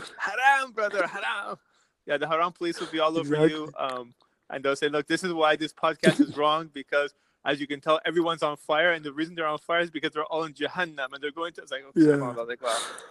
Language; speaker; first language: English; early bilingual, other home language; Persian